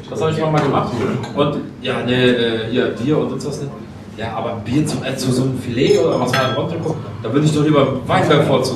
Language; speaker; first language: German; native; German